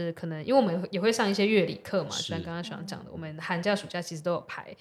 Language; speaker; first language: Chinese; non-native, local second language; Min Nan Chinese